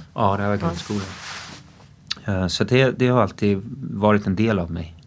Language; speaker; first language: Swedish; early bilingual, other home language; English